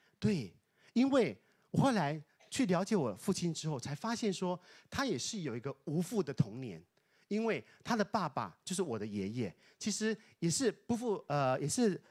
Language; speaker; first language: Chinese; native; Chinese